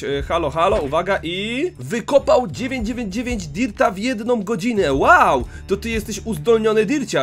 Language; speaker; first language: Polish; native; Polish